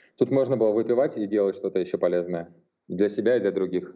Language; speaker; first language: Russian; native; Russian